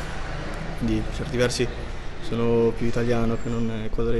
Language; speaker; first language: Italian; early bilingual, other home language; Spanish